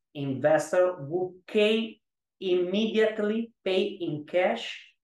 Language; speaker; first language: English; non-native, learner; Italian